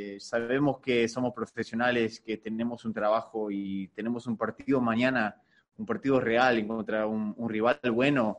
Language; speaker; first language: Spanish; early bilingual, heritage; Spanish